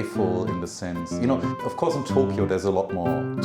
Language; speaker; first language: English; non-native, fluent; German